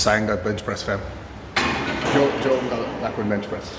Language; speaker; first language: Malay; non-native, fluent; English